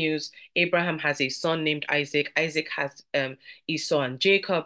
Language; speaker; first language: English; non-native, local second language; Yoruba